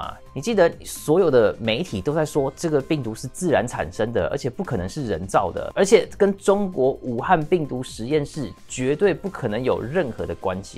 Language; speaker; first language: Chinese; native; Chinese